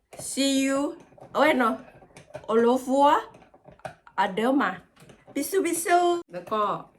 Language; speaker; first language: French; non-native, learner; Thai